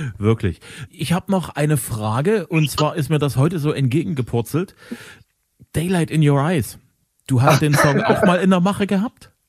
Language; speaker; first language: German; native; German